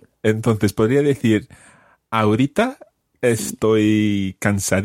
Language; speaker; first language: Spanish; non-native, fluent; English